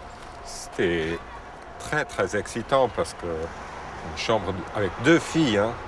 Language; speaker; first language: French; non-native, fluent; Portuguese